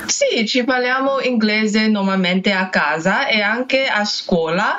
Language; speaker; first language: Italian; non-native, learner; English